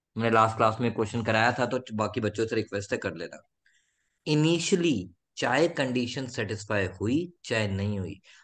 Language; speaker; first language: Hindi; native; Hindi